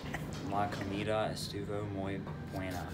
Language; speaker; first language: Spanish; non-native, learner; English